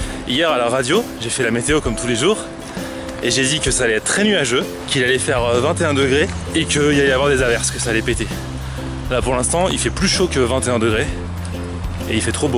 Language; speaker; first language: French; native; French